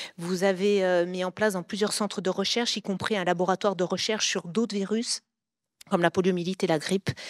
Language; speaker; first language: French; native; French